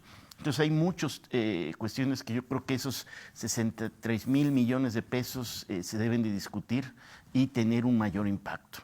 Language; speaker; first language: Spanish; native; Spanish